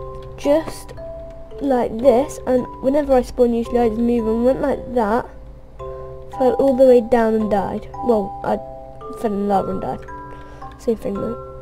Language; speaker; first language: English; native; English